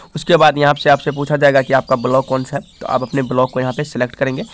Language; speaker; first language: Hindi; native; Hindi